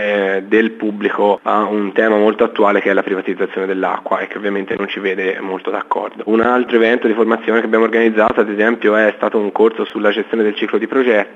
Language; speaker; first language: Italian; native; Italian